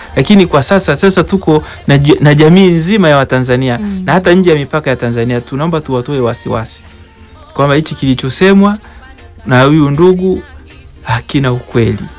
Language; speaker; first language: Swahili; native; Swahili